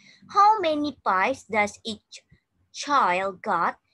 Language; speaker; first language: English; non-native, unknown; Indonesian